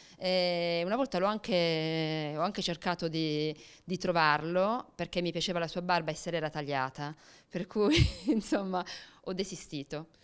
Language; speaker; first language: Italian; native; Italian